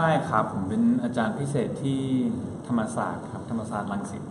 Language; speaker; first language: Thai; early bilingual, other home language; Spanish